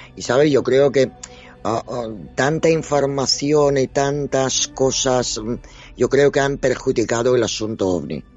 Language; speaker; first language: Spanish; non-native, fluent; Russian